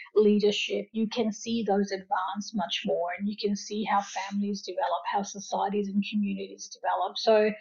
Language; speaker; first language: English; early bilingual, other home language; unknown